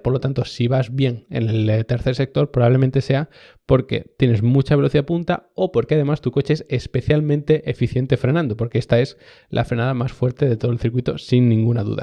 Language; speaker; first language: Spanish; native; Spanish